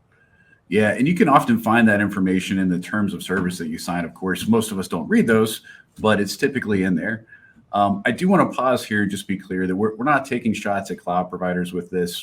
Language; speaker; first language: English; native; English